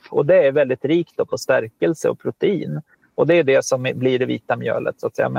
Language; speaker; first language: Swedish; native; Swedish